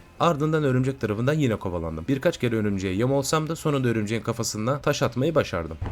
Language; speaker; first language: Turkish; native; Turkish